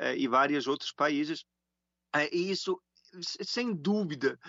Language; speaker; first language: Portuguese; non-native, fluent; German